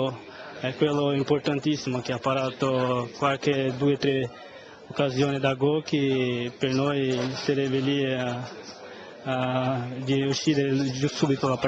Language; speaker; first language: Italian; non-native, learner; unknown